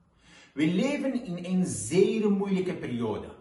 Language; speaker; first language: Dutch; non-native, fluent; Kurdish